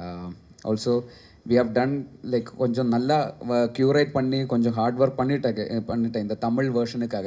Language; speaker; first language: Tamil; non-native, learner; Malayalam